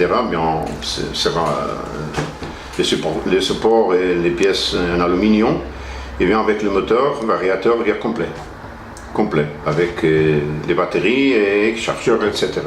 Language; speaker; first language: French; non-native, learner; Portuguese